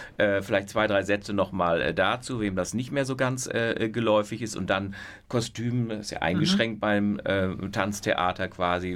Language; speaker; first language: German; native; German